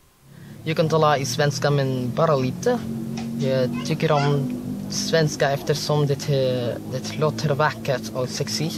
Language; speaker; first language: Swedish; non-native, learner; Filipino